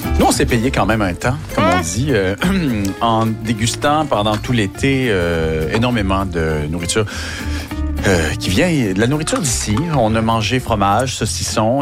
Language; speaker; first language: French; native; French